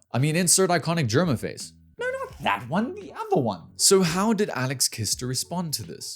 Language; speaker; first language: English; native; English